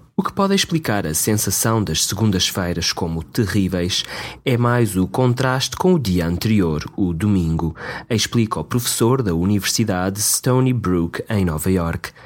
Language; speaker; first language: Portuguese; native; Portuguese